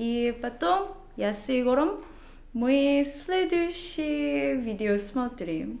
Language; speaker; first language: Russian; non-native, learner; Korean